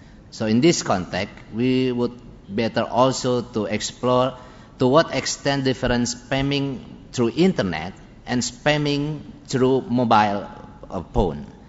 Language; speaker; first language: English; non-native, fluent; Indonesian